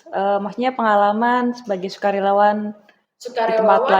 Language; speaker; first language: Indonesian; native; Indonesian